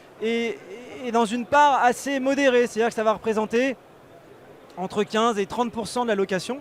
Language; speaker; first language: French; native; French